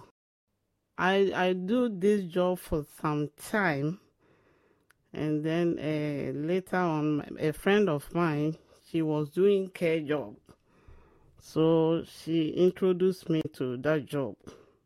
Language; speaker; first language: English; non-native, local second language; Akan